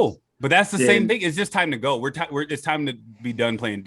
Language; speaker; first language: English; native; English